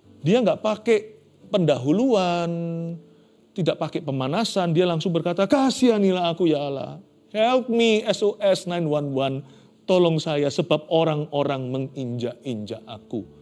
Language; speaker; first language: Indonesian; native; Indonesian